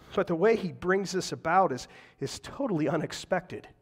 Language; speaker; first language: English; native; English